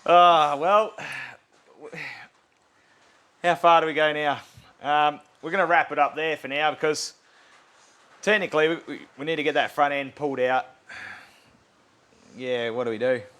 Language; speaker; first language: English; native; English